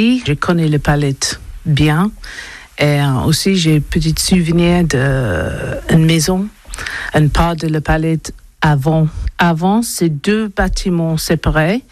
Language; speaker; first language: French; non-native, learner; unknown